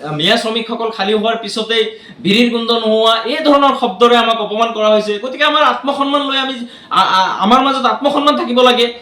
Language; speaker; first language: Assamese; non-native, local second language; Bangla